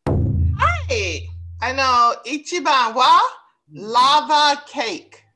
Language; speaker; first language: Japanese; non-native, learner; English